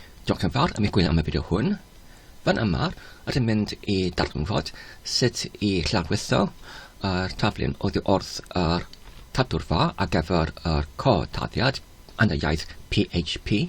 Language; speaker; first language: Welsh; non-native, learner; Polish